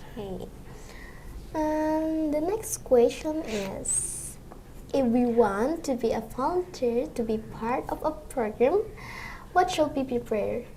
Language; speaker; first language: English; non-native, learner; Indonesian